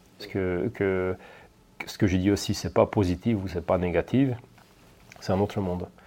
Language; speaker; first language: French; non-native, fluent; Hungarian